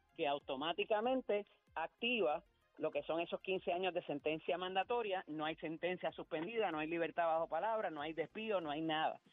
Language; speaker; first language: Spanish; native; Spanish